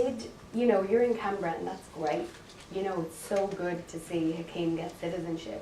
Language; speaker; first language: English; native; English